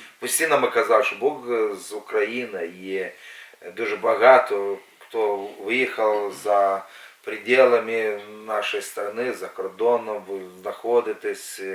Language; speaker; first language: Ukrainian; non-native, local second language; Russian